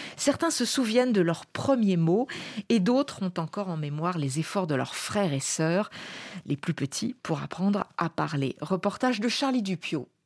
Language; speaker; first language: French; native; French